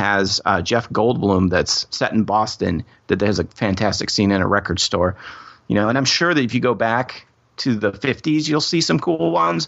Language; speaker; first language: English; native; English